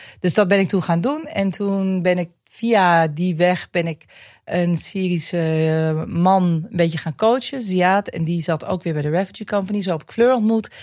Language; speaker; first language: Dutch; native; Dutch